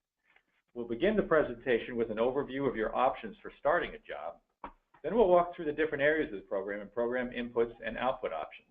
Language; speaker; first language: English; native; English